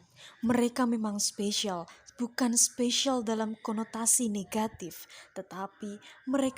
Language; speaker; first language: Indonesian; native; Indonesian